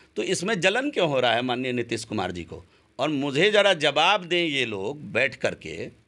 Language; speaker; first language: Hindi; native; Hindi